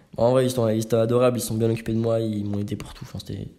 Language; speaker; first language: French; native; French